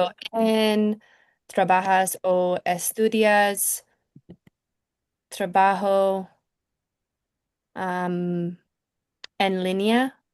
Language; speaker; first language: Spanish; non-native, learner; English